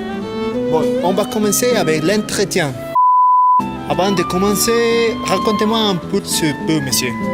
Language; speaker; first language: French; non-native, learner; Spanish